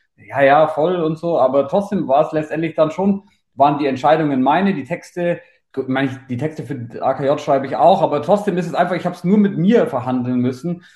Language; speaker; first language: German; native; German